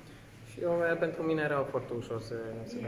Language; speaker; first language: Romanian; non-native, fluent; Slovak